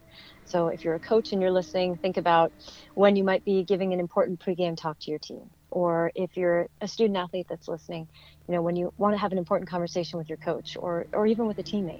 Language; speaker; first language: English; native; English